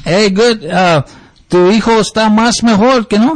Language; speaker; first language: Spanish; early bilingual, heritage; English